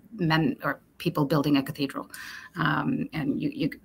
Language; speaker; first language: English; early bilingual, other home language; Romanian